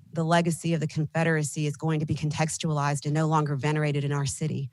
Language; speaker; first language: English; native; English